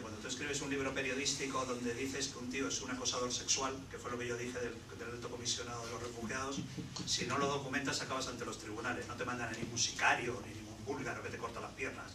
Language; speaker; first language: Spanish; native; Spanish